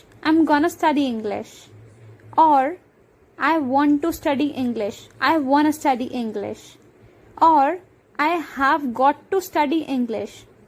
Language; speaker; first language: English; non-native, local second language; Hindi